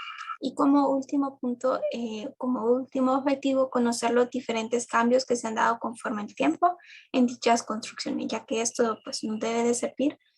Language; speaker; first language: Spanish; native; Spanish